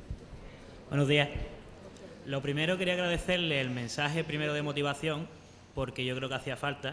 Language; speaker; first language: Spanish; native; Spanish